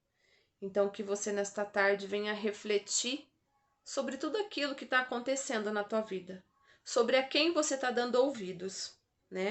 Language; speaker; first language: Portuguese; native; Portuguese